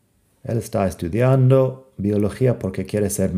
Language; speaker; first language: Spanish; non-native, fluent; English